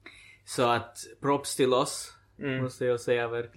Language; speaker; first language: Swedish; early bilingual, other home language; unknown